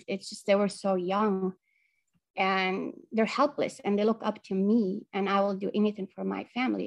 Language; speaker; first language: English; non-native, fluent; Arabic